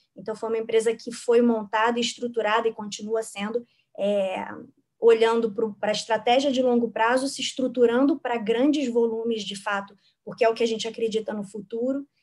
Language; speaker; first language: Portuguese; native; Portuguese